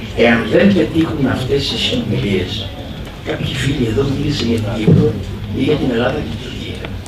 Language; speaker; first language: Greek; native; Greek